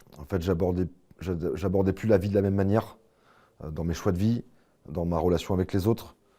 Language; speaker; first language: French; native; French